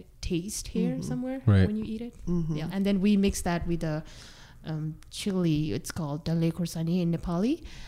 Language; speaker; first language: English; non-native, local second language; Sherpa